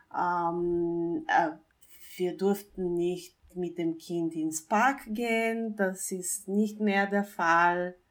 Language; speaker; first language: German; non-native, fluent; Bulgarian